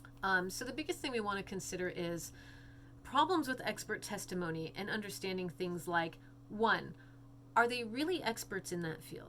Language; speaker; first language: English; native; English